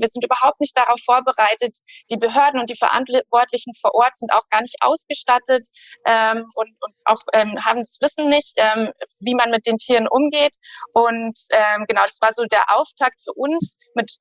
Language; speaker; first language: German; native; German